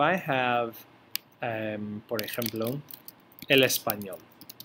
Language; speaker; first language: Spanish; non-native, fluent; English